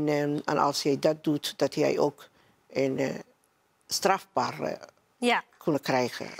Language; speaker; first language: Dutch; non-native, learner; Somali